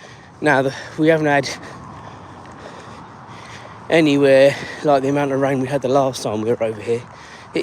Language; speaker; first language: English; native; English